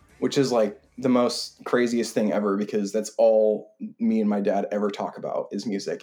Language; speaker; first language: English; native; English